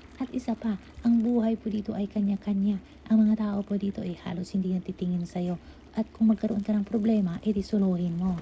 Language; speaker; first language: Filipino; non-native, local second language; Cebuano